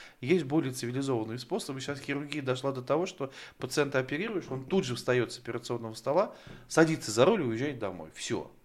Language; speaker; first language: Russian; native; Russian